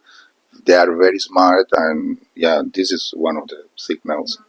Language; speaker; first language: English; non-native, fluent; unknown